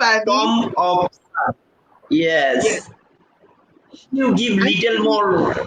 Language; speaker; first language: English; non-native, local second language; Bangla